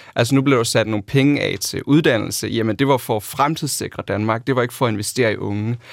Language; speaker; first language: Danish; native; Danish